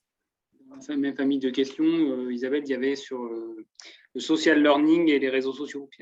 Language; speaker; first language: French; native; French